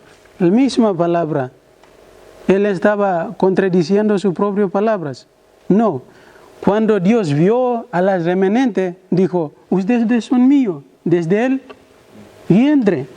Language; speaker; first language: Spanish; non-native, learner; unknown